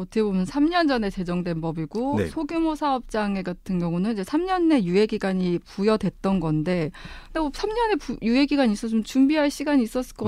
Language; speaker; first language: Korean; native; Korean